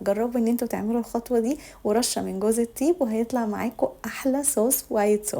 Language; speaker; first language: Arabic; native; Arabic